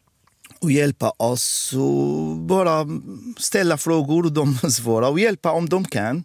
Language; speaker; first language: Swedish; non-native, fluent; Arabic